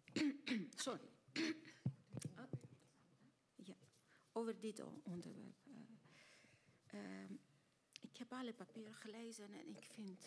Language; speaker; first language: Dutch; non-native, learner; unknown